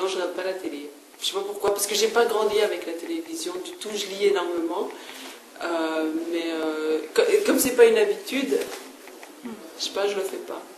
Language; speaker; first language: French; non-native, fluent; English